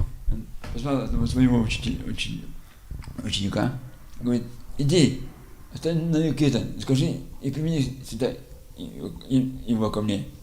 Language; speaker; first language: Russian; non-native, local second language; Lithuanian